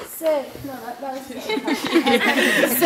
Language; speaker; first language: French; non-native, fluent; English